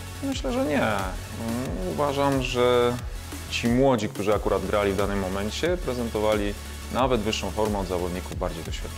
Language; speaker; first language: Polish; native; Polish